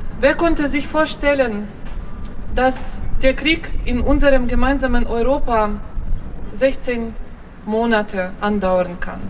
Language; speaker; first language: German; non-native, fluent; Ukrainian